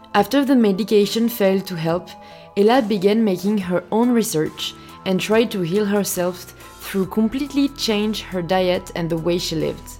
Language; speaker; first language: English; non-native, fluent; French